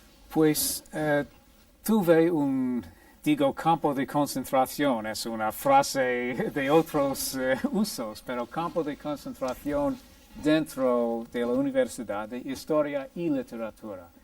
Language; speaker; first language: Spanish; non-native, fluent; English